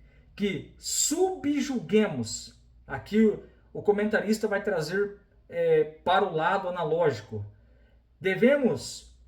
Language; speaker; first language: Portuguese; native; Portuguese